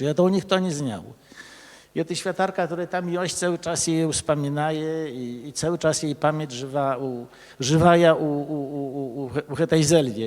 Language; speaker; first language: Polish; early bilingual, other home language; Belarusian